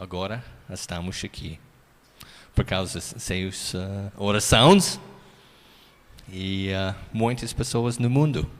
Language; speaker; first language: Portuguese; non-native, fluent; English